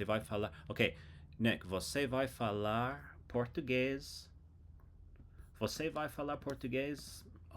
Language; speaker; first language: Portuguese; non-native, fluent; English